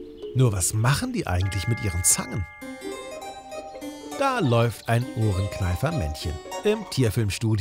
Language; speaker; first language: German; native; German